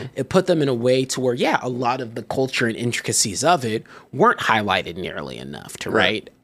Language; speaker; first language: English; native; English